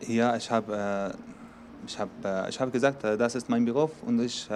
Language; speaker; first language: German; non-native, learner; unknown